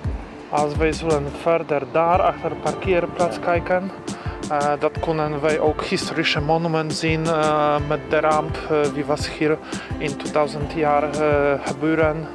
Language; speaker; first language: Dutch; non-native, learner; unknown